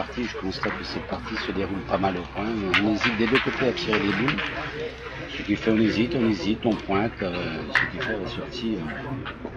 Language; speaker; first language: French; native; French